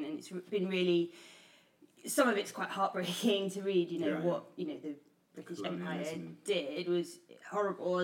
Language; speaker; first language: English; native; English